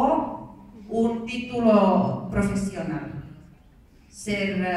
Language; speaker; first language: Spanish; non-native, fluent; Finnish